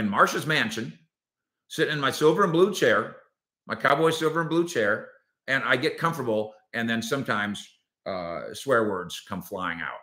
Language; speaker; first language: English; native; English